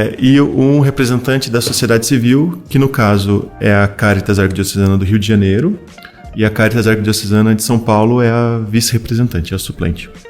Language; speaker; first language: Portuguese; native; Portuguese